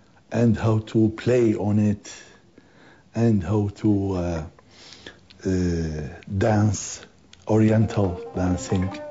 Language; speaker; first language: English; non-native, learner; Arabic